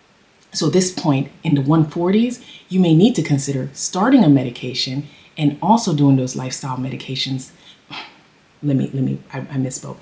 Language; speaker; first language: English; native; English